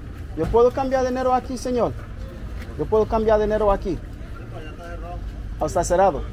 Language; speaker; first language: Spanish; non-native, learner; English